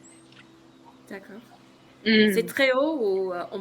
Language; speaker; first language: French; non-native, learner; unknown